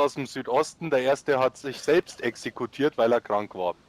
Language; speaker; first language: German; native; German